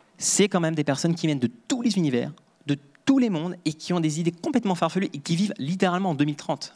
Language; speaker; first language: French; native; French